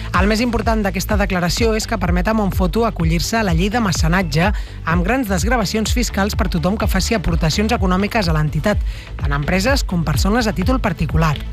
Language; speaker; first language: Catalan; native; Catalan